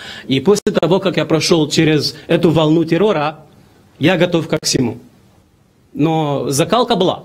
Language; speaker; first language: Russian; non-native, local second language; Romanian